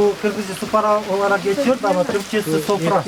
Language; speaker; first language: Turkish; non-native, fluent; Kyrgyz